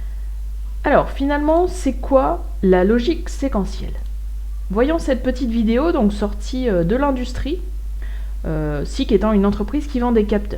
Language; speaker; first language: French; native; French